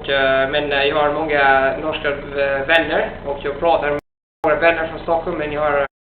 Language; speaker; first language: Swedish; non-native, fluent; Italian